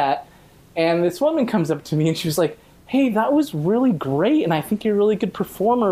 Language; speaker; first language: English; native; English